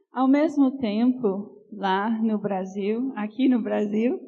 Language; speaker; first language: Portuguese; non-native, fluent; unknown